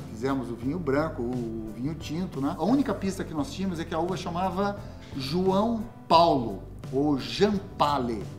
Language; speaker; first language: Portuguese; native; Portuguese